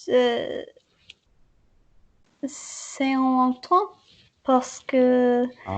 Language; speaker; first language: French; non-native, learner; English